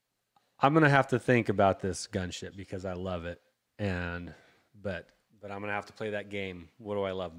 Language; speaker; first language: English; native; English